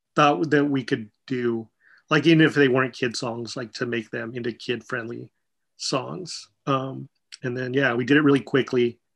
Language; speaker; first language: English; native; English